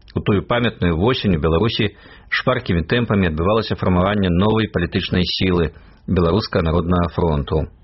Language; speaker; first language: Belarusian; native; Belarusian